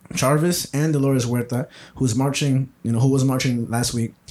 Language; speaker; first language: English; early bilingual, other home language; Spanish